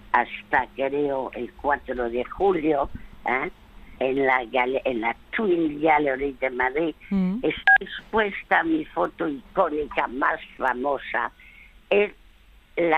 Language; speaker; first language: Spanish; early bilingual, other home language; French